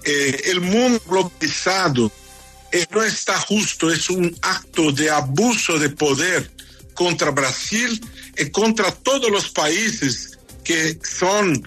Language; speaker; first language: Spanish; non-native, fluent; Portuguese